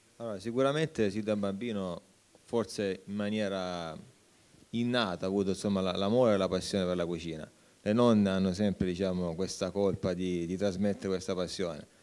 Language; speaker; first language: Italian; native; Italian